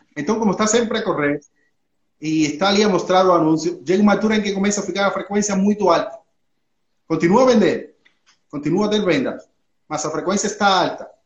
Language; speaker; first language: Portuguese; non-native, fluent; Spanish